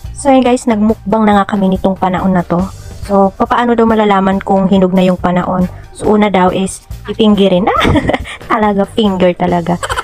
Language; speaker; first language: Filipino; non-native, local second language; Waray